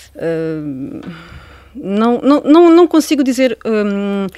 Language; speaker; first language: Portuguese; non-native, fluent; Ukrainian